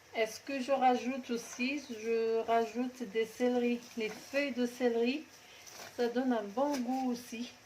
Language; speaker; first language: French; non-native, local second language; Arabic